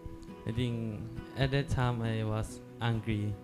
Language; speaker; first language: English; non-native, learner; Thai